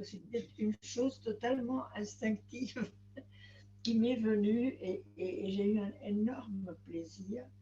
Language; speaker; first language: French; non-native, fluent; Spanish